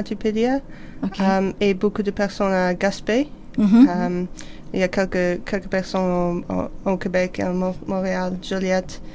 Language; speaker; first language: French; non-native, learner; English